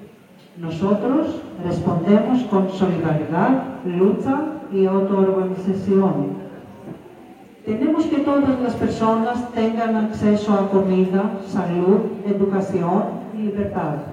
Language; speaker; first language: Spanish; non-native, fluent; Greek